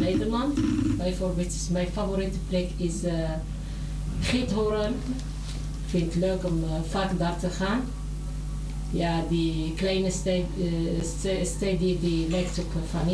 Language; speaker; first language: Dutch; non-native, learner; Arabic